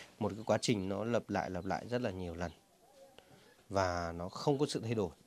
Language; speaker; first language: Vietnamese; non-native, local second language; Hmong